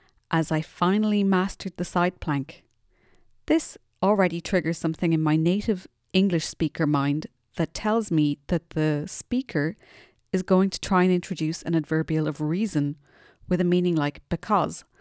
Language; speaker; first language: English; native; English